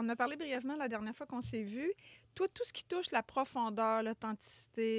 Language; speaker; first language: French; native; French